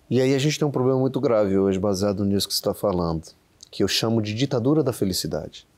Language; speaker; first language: Portuguese; native; Portuguese